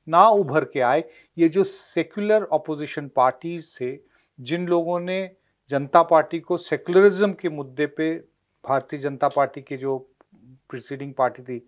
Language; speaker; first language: Hindi; native; Hindi